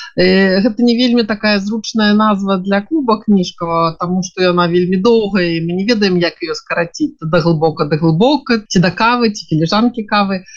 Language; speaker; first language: Belarusian; non-native, local second language; Russian